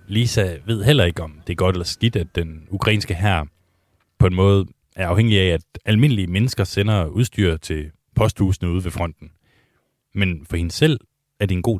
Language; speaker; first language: Danish; native; Danish